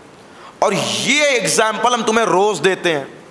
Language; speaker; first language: Urdu; native; Urdu